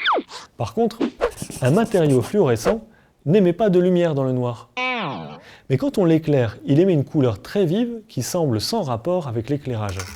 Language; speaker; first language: French; native; French